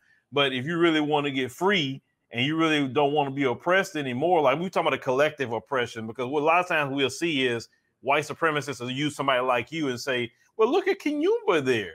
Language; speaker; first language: English; native; English